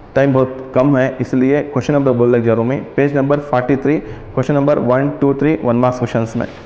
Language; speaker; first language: Hindi; non-native, local second language; Kannada